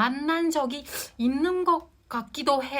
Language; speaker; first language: Korean; non-native, fluent; Japanese